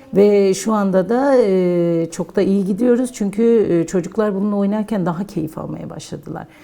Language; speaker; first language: Turkish; non-native, local second language; Kurdish